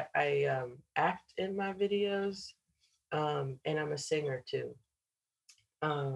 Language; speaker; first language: English; native; English